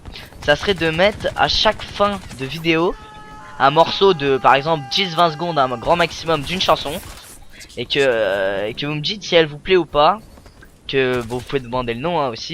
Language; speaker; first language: French; native; French